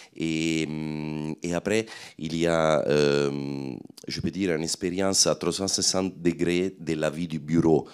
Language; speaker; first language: French; non-native, fluent; Italian